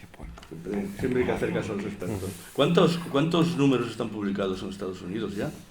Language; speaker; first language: Spanish; native; Spanish